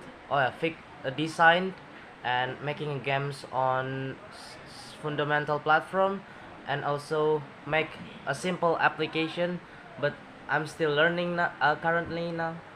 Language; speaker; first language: English; non-native, learner; Indonesian